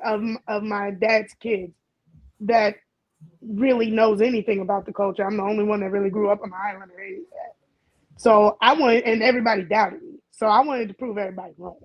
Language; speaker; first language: English; early bilingual, other home language; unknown